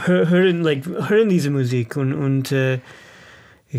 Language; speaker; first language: German; non-native, learner; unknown